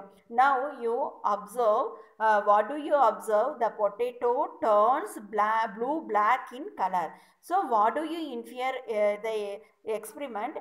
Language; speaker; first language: English; non-native, local second language; Tamil